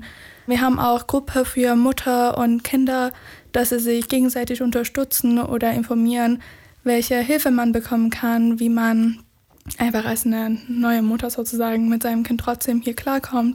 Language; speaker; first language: German; non-native, fluent; Persian